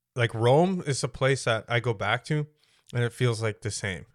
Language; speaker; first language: English; native; English